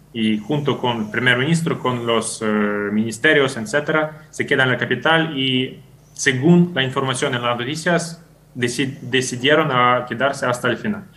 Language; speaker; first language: Spanish; non-native, fluent; Ukrainian